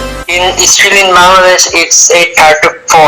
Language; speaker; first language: English; non-native, learner; Bangla